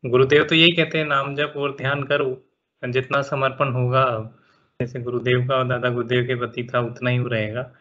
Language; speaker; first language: Hindi; native; Hindi